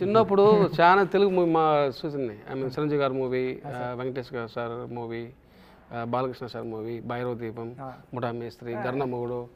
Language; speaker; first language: Telugu; non-native, local second language; Tamil